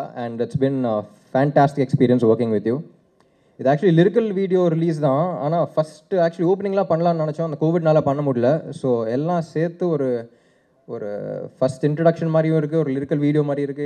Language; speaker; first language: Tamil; non-native, local second language; Telugu